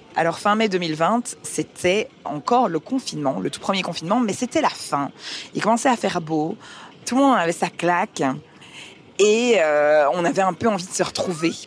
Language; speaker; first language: French; native; French